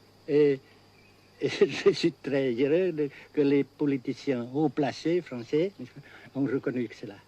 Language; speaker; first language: French; non-native, fluent; Vietnamese